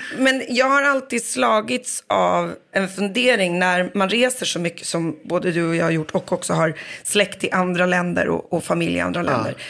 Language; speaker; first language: Swedish; native; Swedish